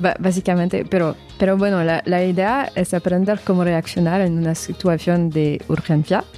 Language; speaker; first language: Spanish; non-native, fluent; French